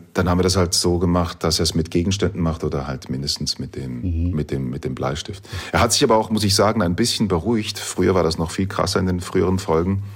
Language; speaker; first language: German; native; German